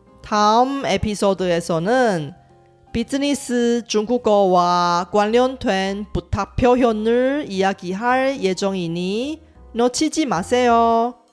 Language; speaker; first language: Korean; non-native, fluent; Chinese